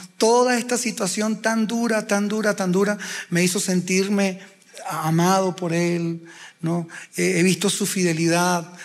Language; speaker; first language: Spanish; native; Spanish